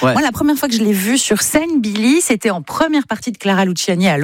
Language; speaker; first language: French; native; French